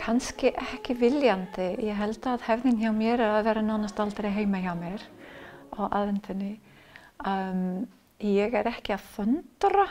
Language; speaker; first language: Icelandic; non-native, fluent; English